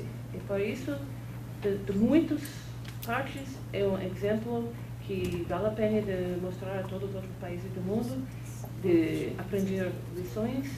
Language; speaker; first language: Portuguese; non-native, fluent; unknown